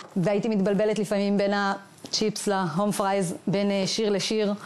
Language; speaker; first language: Hebrew; native; Hebrew